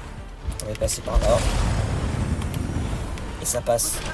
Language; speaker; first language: French; native; French